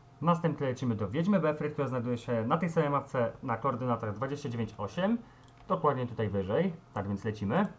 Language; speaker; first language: Polish; native; Polish